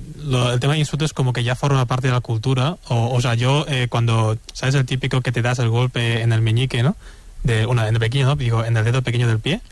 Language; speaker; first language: Spanish; early bilingual, other home language; Chinese